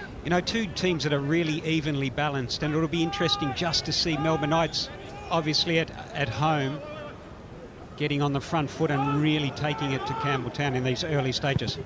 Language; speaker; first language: English; native; English